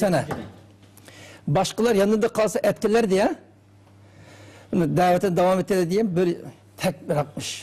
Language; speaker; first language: Turkish; non-native, learner; Uyghur